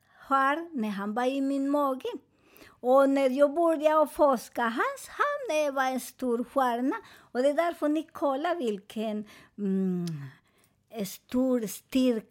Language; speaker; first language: Swedish; native; Swedish